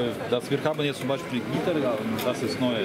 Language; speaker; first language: German; non-native, learner; Russian